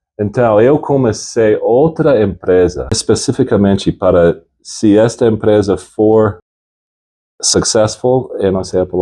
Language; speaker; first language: Portuguese; non-native, fluent; English